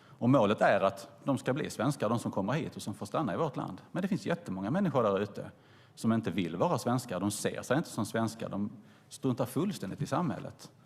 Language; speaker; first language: Swedish; native; Swedish